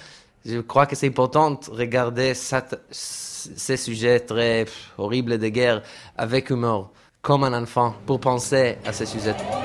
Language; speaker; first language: French; non-native, learner; Hebrew